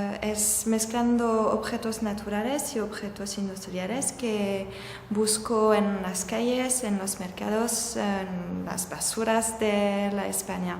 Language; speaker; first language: Spanish; non-native, learner; French